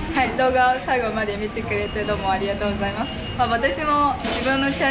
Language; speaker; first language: Japanese; non-native, fluent; Vietnamese